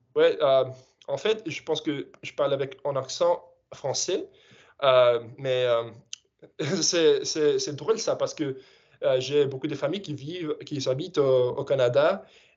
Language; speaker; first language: French; non-native, fluent; English